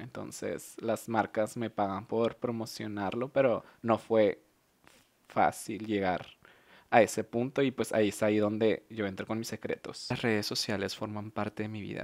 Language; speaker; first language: Spanish; native; Spanish